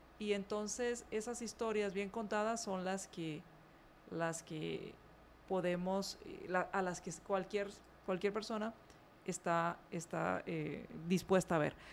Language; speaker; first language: Spanish; native; Spanish